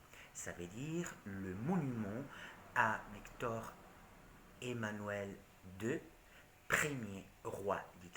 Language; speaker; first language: French; non-native, learner; Italian